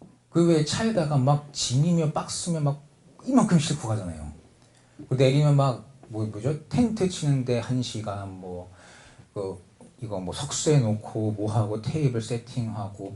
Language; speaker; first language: Korean; native; Korean